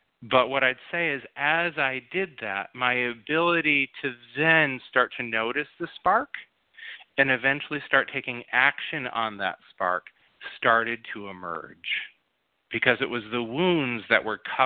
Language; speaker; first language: English; native; English